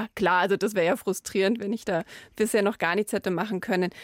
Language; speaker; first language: German; native; German